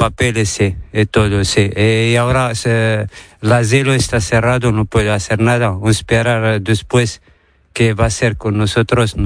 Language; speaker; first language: Spanish; non-native, learner; Arabic